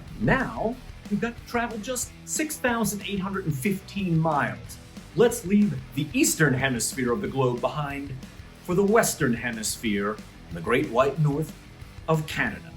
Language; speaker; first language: English; native; English